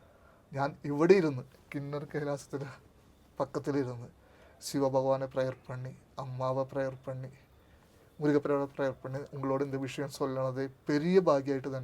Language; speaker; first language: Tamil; non-native, learner; Malayalam